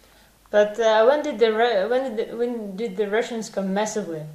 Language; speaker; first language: English; non-native, fluent; Russian